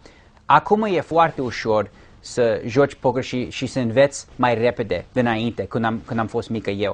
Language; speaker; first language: Romanian; early bilingual, heritage; English